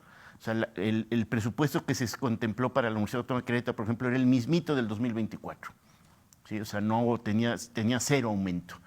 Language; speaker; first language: Spanish; native; Spanish